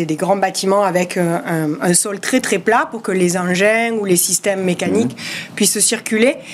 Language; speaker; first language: French; native; French